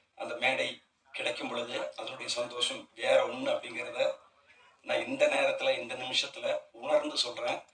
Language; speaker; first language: Tamil; native; Tamil